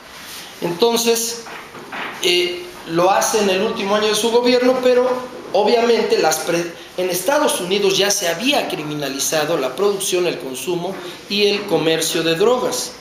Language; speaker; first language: Spanish; native; Spanish